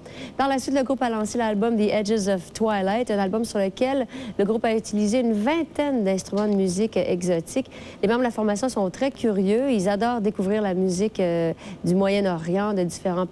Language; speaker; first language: French; native; French